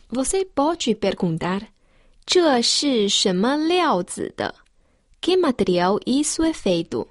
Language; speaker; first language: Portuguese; non-native, fluent; Chinese